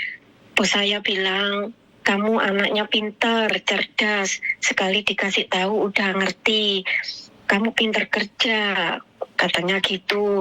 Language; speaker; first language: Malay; non-native, local second language; Javanese